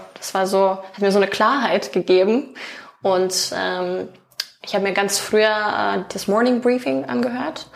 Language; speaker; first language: German; non-native, fluent; Ukrainian